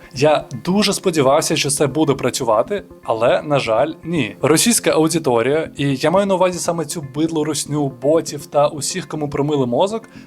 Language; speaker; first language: Ukrainian; non-native, local second language; Russian